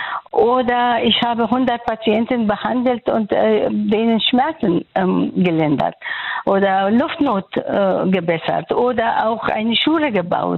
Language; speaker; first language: German; non-native, fluent; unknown